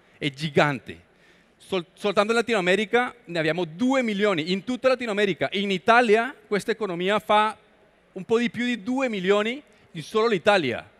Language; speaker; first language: Italian; non-native, learner; Spanish